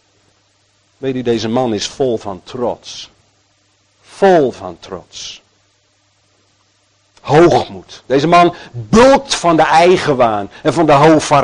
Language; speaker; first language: Dutch; native; Dutch